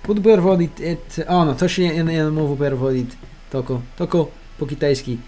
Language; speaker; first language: Russian; non-native, learner; English